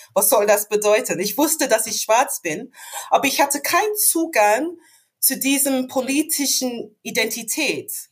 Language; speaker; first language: German; non-native, fluent; English